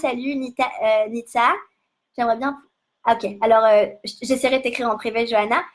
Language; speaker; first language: French; native; French